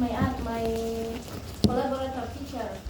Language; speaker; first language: English; non-native, learner; Indonesian